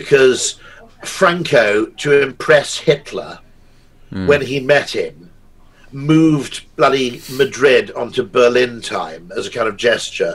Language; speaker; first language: English; native; English